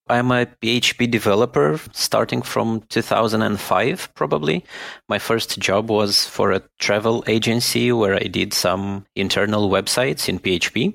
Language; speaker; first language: English; non-native, fluent; Romanian